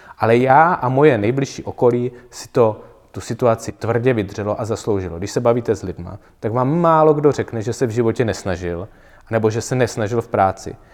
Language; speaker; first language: Czech; native; Czech